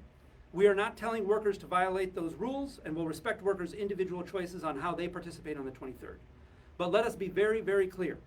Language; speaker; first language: English; native; English